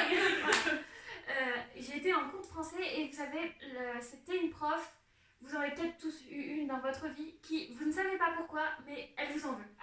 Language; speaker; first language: French; native; French